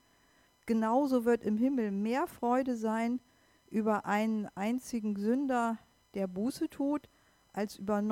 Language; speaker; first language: German; native; German